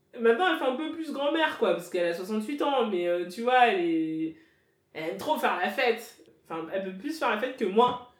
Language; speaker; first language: French; native; French